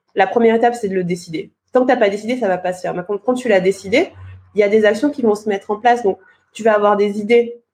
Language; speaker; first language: French; native; French